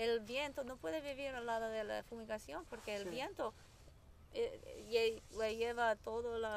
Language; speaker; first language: Spanish; non-native, fluent; English